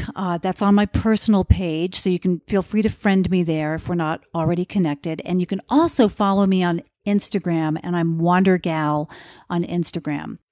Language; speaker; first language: English; native; English